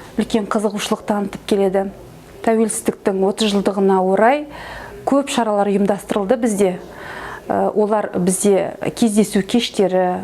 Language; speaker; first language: Kazakh; native; Kazakh